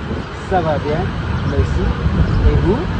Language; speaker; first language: French; non-native, learner; Malay